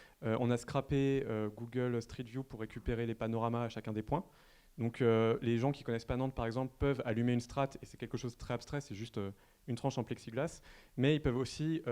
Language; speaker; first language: French; native; French